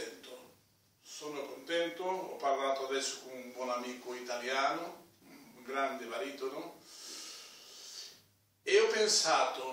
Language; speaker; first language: Italian; non-native, fluent; Spanish